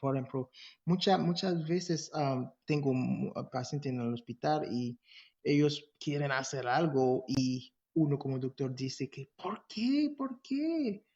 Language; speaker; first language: Spanish; non-native, fluent; English